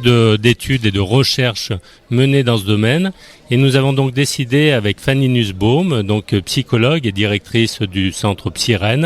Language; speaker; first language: French; native; French